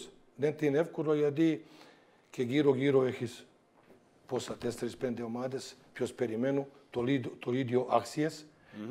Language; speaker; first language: Greek; non-native, fluent; Serbian